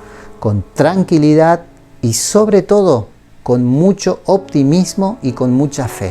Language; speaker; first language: Spanish; native; Spanish